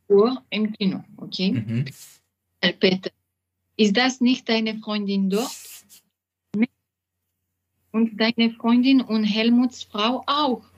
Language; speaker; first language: German; non-native, learner; French